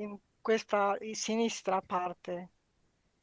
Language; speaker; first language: Italian; non-native, learner; Romanian